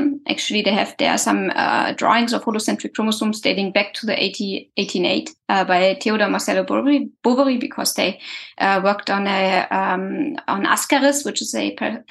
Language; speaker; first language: English; non-native, fluent; German